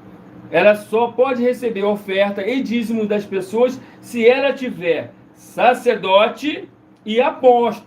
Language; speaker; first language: Portuguese; native; Portuguese